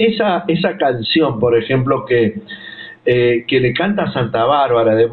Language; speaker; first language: Spanish; native; Spanish